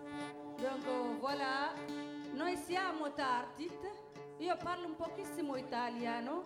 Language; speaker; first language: Italian; non-native, learner; Tamasheq